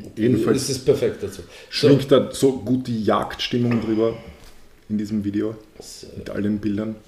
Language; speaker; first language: German; early bilingual, other home language; Polish